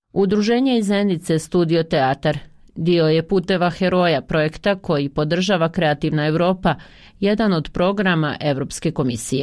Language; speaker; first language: Croatian; native; Croatian